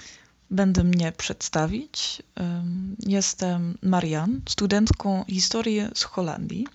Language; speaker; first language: Polish; non-native, learner; Dutch